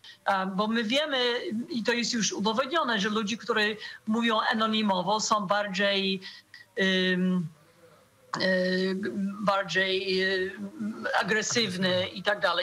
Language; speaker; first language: Polish; non-native, fluent; English